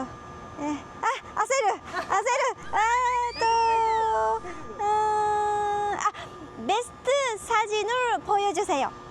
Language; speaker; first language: Korean; non-native, learner; Japanese